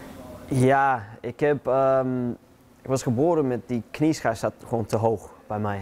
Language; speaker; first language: Dutch; non-native, fluent; English